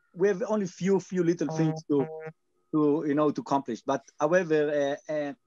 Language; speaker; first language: English; non-native, learner; Hebrew